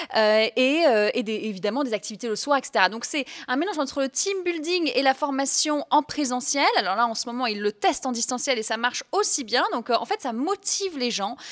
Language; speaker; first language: French; native; French